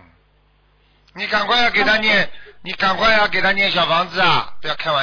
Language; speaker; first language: Chinese; native; Chinese